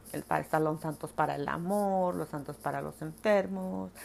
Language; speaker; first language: Spanish; early bilingual, other home language; English